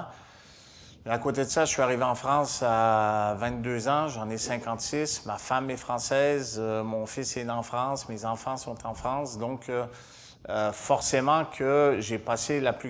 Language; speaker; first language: French; native; French